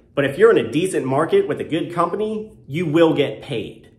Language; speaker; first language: English; native; English